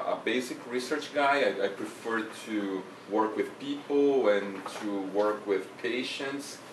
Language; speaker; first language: English; non-native, fluent; Portuguese